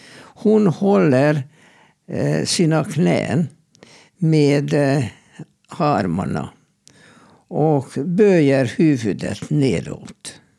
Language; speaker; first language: Swedish; non-native, fluent; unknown